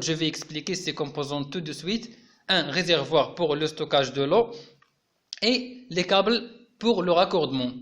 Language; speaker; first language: French; non-native, local second language; Arabic